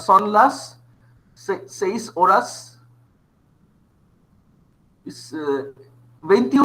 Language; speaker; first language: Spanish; non-native, fluent; Bangla